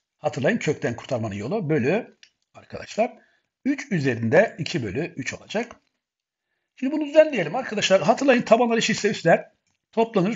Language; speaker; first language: Turkish; native; Turkish